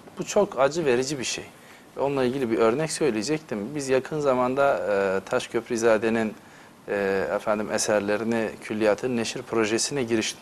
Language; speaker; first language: Turkish; native; Turkish